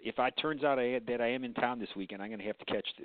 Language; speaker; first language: English; native; English